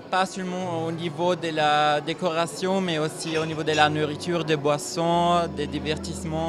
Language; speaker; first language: French; non-native, fluent; Italian